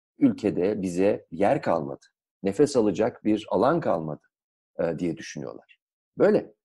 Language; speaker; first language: Turkish; native; Turkish